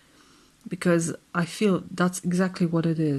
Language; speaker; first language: English; non-native, fluent; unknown